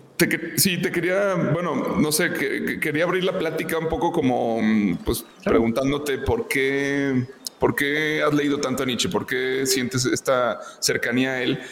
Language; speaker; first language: Spanish; native; Spanish